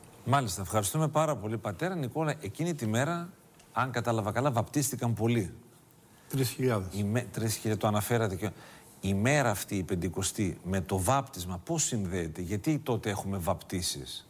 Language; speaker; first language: Greek; native; Greek